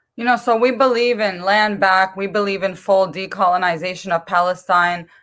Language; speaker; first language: English; early bilingual, other home language; Arabic